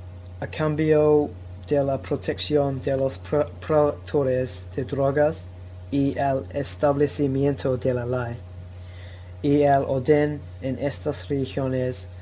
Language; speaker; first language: Spanish; non-native, learner; English